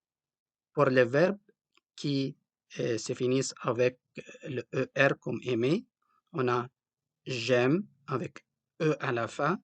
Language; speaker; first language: French; non-native, local second language; Arabic